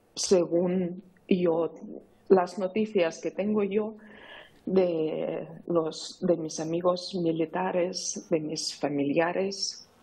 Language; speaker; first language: Spanish; non-native, fluent; Ukrainian